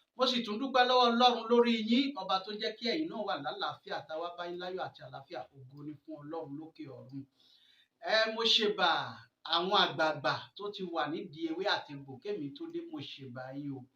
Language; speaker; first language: Yoruba; non-native, local second language; Fon